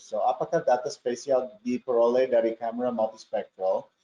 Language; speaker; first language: Indonesian; non-native, fluent; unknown